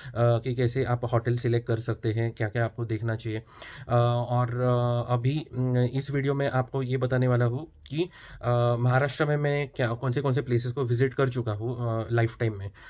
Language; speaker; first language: Hindi; non-native, local second language; Marathi